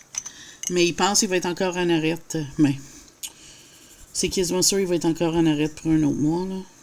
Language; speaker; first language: French; native; French